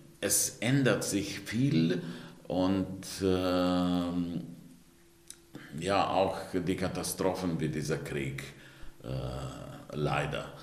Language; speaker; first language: German; non-native, fluent; Romanian